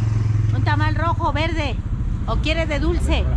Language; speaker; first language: Spanish; native; Spanish